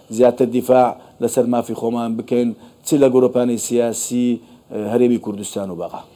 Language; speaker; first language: Central Kurdish; non-native, local second language; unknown